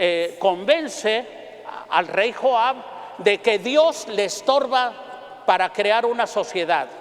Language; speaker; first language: Spanish; native; Spanish